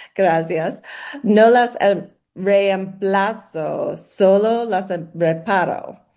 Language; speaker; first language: Spanish; non-native, learner; English